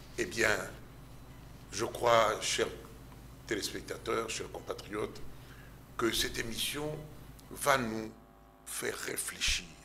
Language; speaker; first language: French; non-native, local second language; Lingala